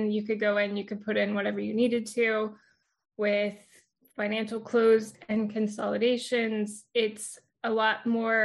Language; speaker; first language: English; native; English